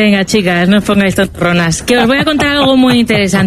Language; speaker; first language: Spanish; native; Spanish